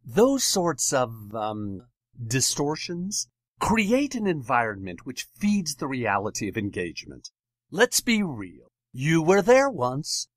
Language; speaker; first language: English; native; English